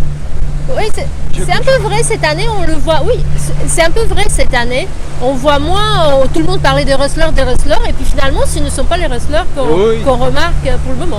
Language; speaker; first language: French; native; French